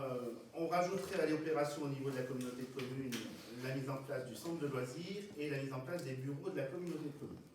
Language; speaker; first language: French; native; French